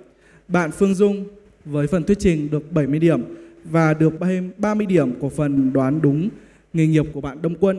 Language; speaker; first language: Vietnamese; native; Vietnamese